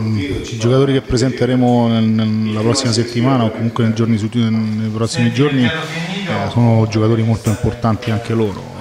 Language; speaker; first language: Italian; native; Italian